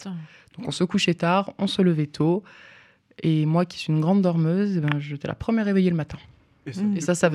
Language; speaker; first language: French; native; French